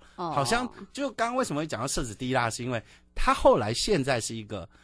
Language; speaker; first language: Chinese; native; Chinese